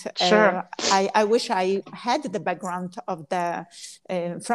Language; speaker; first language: English; non-native, fluent; Polish